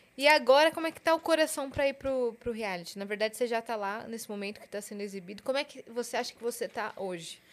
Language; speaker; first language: Portuguese; native; Portuguese